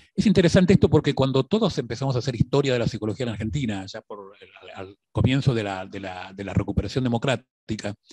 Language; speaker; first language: Spanish; native; Spanish